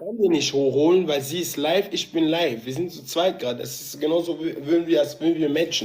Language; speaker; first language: German; native; German